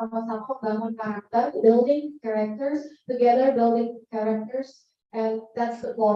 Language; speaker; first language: English; non-native, learner; Indonesian